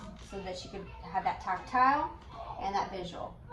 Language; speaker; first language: English; early bilingual, other home language; Spanish